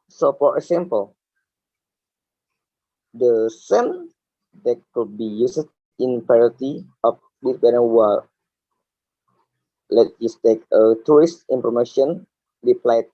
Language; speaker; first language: English; non-native, learner; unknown